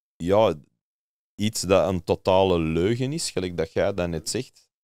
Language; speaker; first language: Dutch; non-native, fluent; English